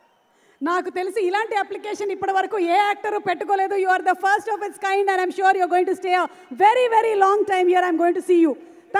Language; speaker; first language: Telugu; native; Telugu